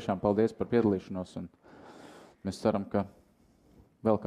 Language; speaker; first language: Latvian; native; Latvian